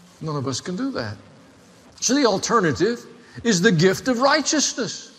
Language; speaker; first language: English; native; English